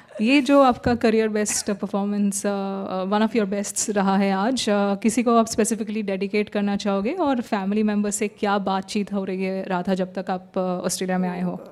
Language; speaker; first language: Hindi; native; Hindi